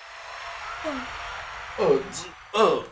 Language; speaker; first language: Chinese; native; Chinese